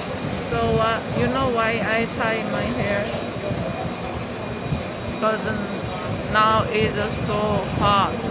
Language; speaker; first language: English; non-native, learner; Korean